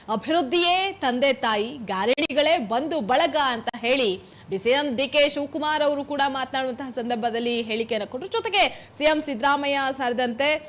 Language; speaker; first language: Kannada; native; Kannada